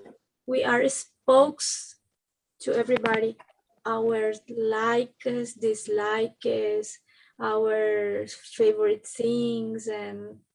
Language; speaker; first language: English; non-native, learner; Spanish